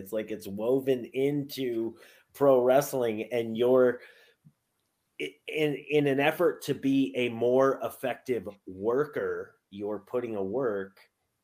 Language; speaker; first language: English; native; English